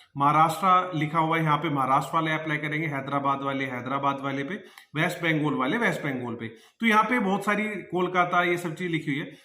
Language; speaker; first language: Hindi; native; Hindi